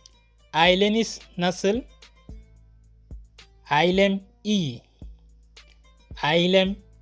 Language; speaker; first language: Turkish; non-native, fluent; Wolof